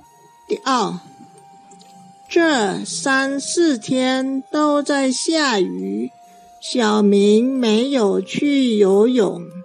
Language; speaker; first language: Chinese; non-native, fluent; Indonesian